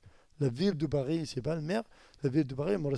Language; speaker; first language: French; non-native, learner; Arabic